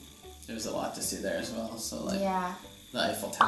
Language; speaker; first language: English; native; English